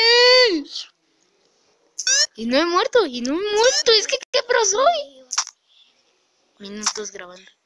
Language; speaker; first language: Spanish; native; Spanish